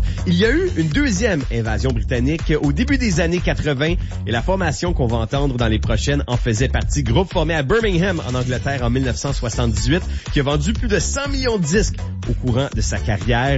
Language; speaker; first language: French; native; French